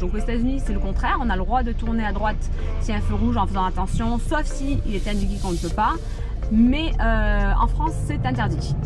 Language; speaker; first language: French; native; French